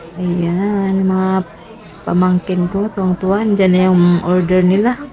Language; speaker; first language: Filipino; non-native, local second language; Cebuano